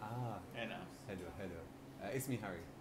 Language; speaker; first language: Arabic; non-native, learner; English